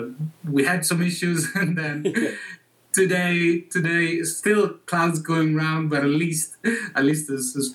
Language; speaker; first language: English; non-native, fluent; Italian